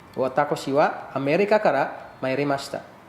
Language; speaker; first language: Japanese; non-native, fluent; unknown